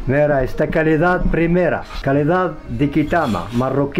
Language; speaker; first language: Spanish; non-native, learner; Arabic